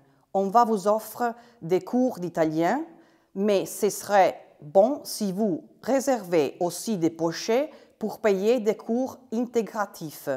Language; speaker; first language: French; non-native, fluent; Italian